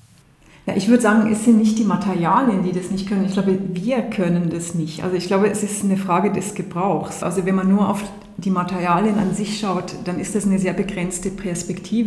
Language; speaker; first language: German; native; German